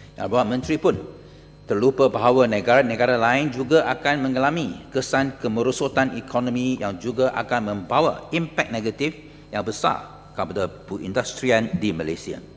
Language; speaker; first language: Malay; non-native, local second language; Chinese